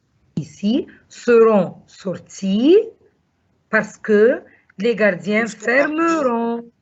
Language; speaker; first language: French; non-native, fluent; Arabic